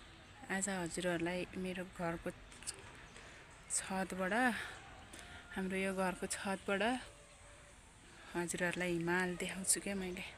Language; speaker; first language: Nepali; native; Nepali